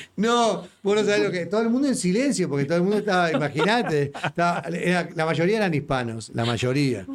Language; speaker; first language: Spanish; native; Spanish